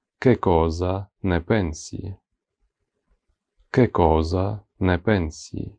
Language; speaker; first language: Italian; non-native, learner; Ukrainian